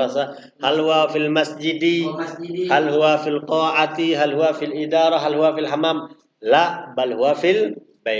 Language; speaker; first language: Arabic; non-native, fluent; Indonesian